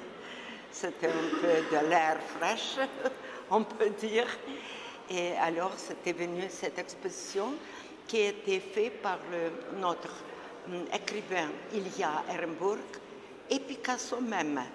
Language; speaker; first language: French; non-native, fluent; Russian